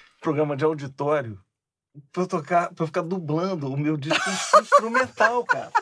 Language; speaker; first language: Portuguese; native; Portuguese